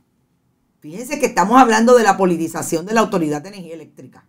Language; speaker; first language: Spanish; native; Spanish